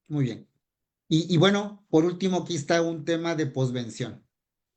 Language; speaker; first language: Spanish; native; Spanish